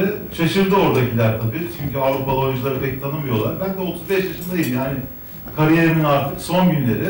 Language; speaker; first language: Turkish; native; Turkish